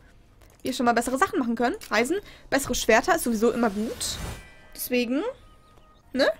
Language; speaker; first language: German; native; German